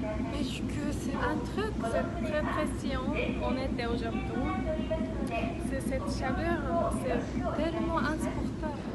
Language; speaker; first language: French; non-native, learner; Japanese